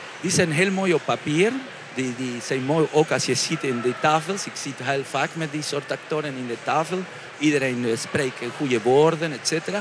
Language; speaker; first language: Dutch; non-native, fluent; Spanish